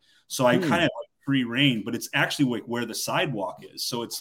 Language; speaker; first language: English; native; English